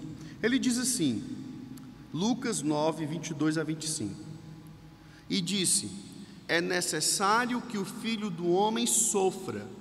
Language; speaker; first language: Portuguese; native; Portuguese